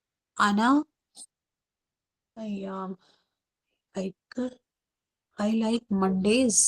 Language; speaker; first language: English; non-native, learner; Urdu